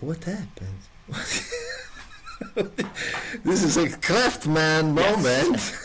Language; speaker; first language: English; non-native, learner; Italian